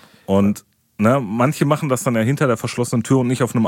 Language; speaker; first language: German; native; German